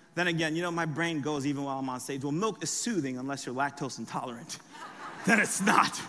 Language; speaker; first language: English; early bilingual, other home language; French